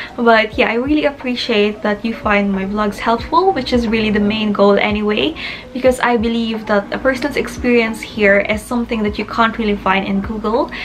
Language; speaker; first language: English; non-native, local second language; Filipino